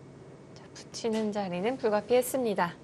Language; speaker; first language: Korean; native; Korean